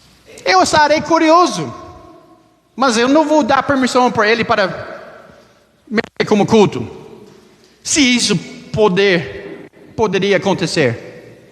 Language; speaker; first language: Portuguese; non-native, learner; English